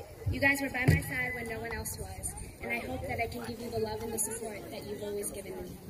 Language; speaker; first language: English; early bilingual, other home language; Spanish